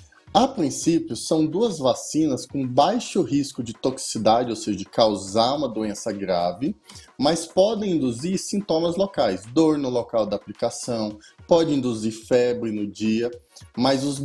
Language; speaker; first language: Portuguese; native; Portuguese